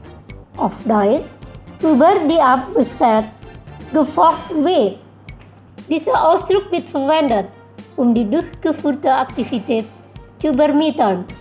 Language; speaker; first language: German; non-native, fluent; Indonesian